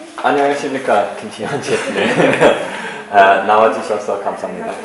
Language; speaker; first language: Korean; non-native, learner; English